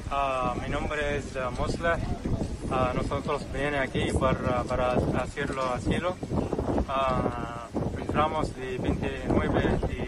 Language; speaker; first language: Spanish; non-native, learner; Arabic